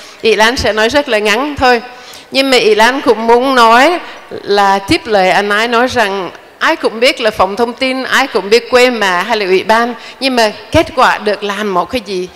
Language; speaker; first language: Vietnamese; non-native, fluent; English